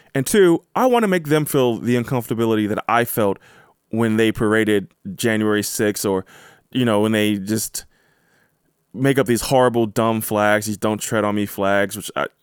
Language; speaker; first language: English; native; English